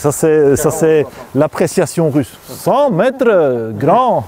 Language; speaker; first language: French; native; French